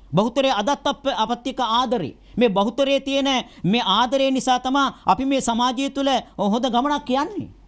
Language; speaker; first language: Sinhala; non-native, local second language; Tamil